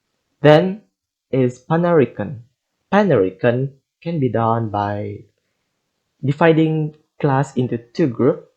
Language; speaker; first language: English; non-native, learner; Indonesian